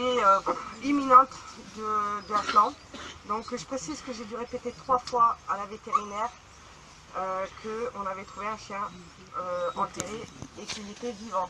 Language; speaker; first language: French; native; French